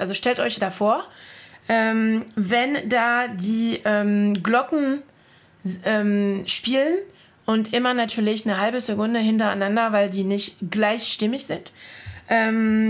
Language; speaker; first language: German; non-native, fluent; French